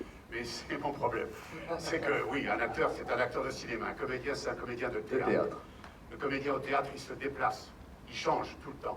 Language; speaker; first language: French; native; French